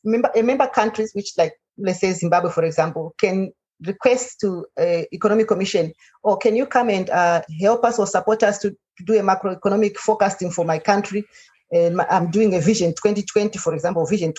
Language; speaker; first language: English; non-native, local second language; Shona